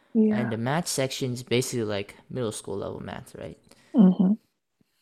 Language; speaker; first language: English; native; English